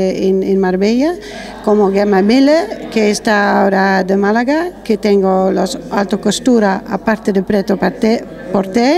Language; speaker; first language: Spanish; non-native, learner; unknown